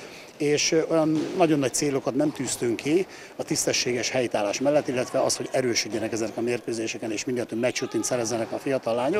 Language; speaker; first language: Hungarian; native; Hungarian